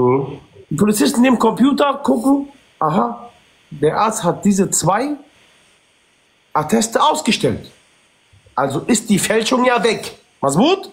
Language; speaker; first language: German; early bilingual, other home language; Arabic